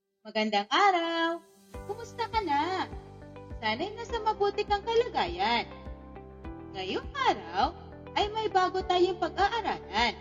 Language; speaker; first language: Filipino; native; Filipino